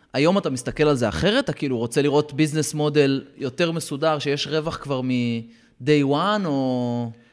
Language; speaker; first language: Hebrew; native; Hebrew